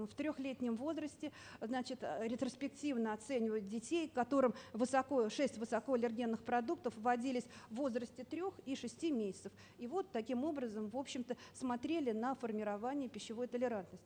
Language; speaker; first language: Russian; native; Russian